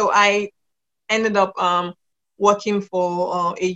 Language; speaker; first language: English; non-native, local second language; Yoruba